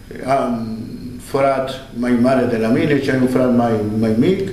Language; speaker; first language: Romanian; non-native, learner; Spanish